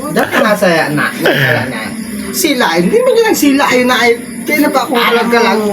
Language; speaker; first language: Filipino; non-native, local second language; Bikol